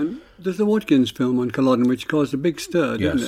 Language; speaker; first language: English; native; English